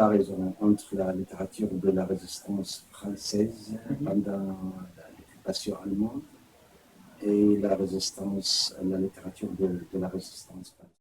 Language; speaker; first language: French; non-native, fluent; Arabic